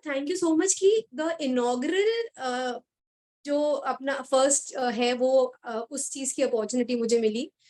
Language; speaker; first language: Hindi; native; Hindi